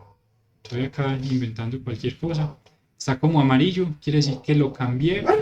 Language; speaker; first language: Spanish; native; Spanish